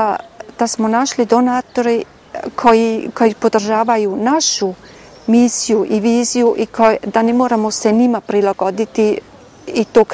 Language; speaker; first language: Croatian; non-native, fluent; German